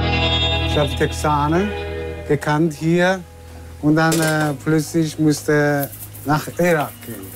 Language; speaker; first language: German; non-native, learner; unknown